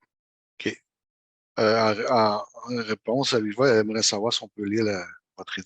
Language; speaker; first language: French; native; French